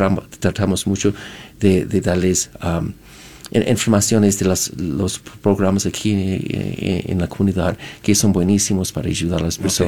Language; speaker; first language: Spanish; non-native, fluent; English